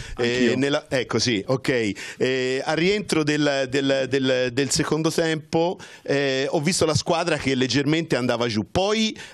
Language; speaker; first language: Italian; native; Italian